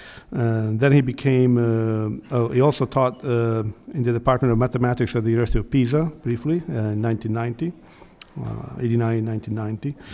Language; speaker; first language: English; non-native, fluent; Italian